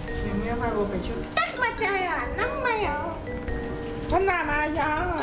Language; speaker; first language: Korean; non-native, learner; Chinese